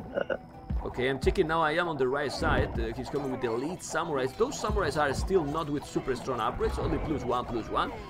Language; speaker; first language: English; non-native, fluent; Spanish